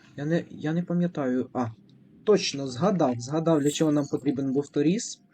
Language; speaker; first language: Ukrainian; non-native, local second language; Russian